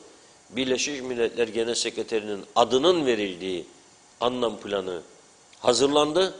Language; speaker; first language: Turkish; native; Turkish